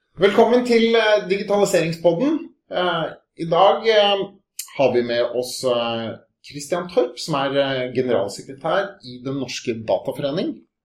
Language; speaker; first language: Norwegian; native; Norwegian